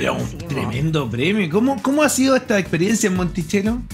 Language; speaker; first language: Spanish; native; Spanish